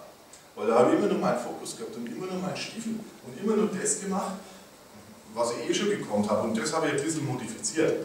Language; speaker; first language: German; native; German